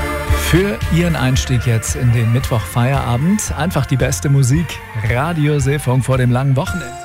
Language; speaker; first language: German; native; German